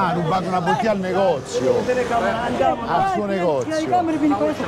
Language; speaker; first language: Italian; native; Italian